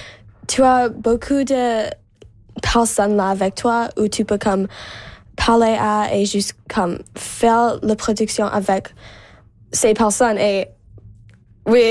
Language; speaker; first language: French; non-native, local second language; English